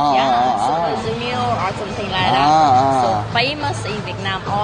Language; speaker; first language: English; non-native, learner; Vietnamese